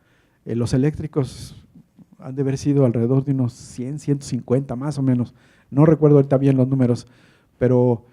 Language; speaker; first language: Spanish; native; Spanish